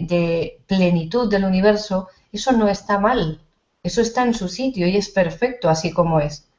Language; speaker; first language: Spanish; native; Spanish